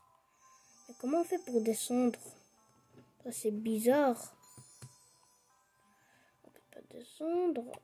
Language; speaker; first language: French; non-native, local second language; Arabic